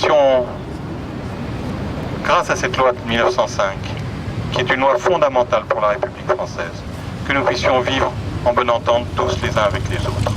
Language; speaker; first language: French; native; French